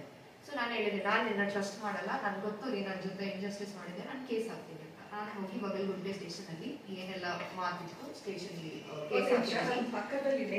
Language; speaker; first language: Kannada; non-native, local second language; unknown